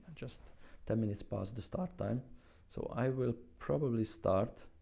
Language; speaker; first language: English; non-native, fluent; Hungarian